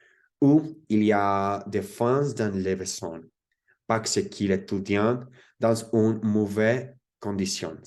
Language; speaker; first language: French; non-native, learner; Spanish